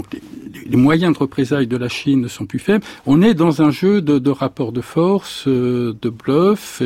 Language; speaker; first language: French; native; French